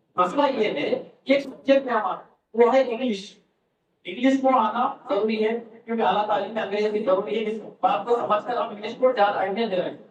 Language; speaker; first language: Urdu; native; Urdu